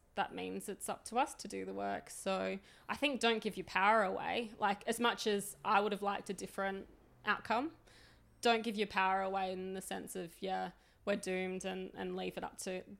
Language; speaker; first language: English; native; English